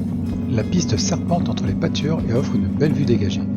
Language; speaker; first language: French; native; French